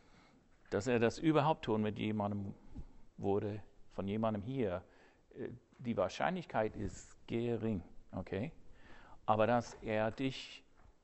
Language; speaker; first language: German; non-native, fluent; English